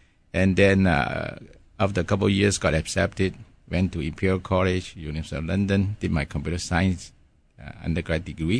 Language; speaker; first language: English; non-native, local second language; Cantonese